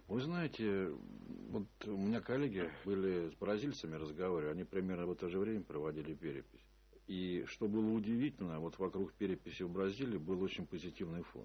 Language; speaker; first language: Russian; native; Russian